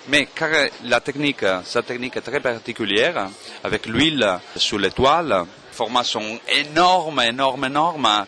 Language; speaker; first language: French; non-native, fluent; Italian